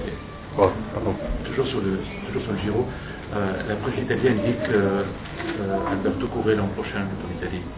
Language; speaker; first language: French; native; French